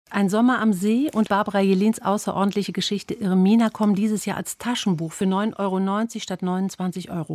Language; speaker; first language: German; native; German